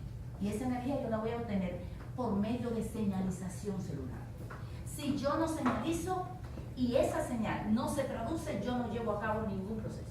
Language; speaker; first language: Spanish; native; Spanish